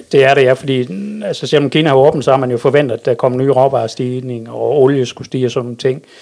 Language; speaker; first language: Danish; native; Danish